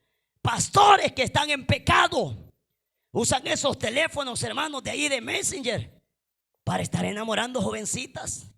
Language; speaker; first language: Spanish; native; Spanish